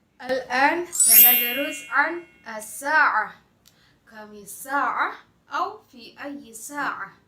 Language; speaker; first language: Arabic; non-native, fluent; Indonesian